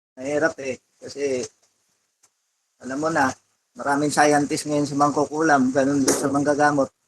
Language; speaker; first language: Filipino; non-native, local second language; Iloko